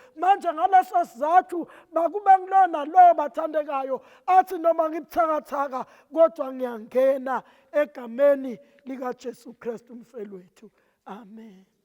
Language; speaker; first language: Zulu; non-native, local second language; Swati